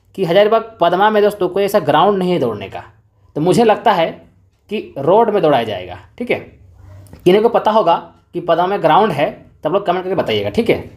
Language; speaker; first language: Hindi; native; Hindi